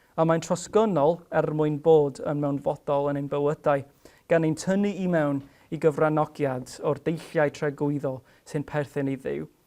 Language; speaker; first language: Welsh; non-native, fluent; English